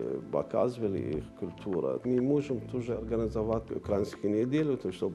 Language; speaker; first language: Russian; non-native, learner; Arabic